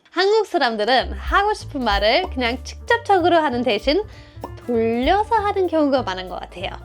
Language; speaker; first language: Korean; non-native, fluent; German